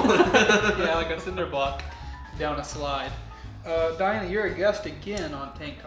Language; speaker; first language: English; native; English